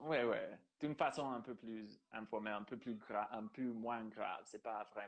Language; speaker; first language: French; non-native, fluent; English